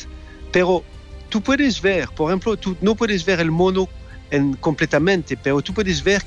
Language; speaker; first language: Spanish; non-native, fluent; French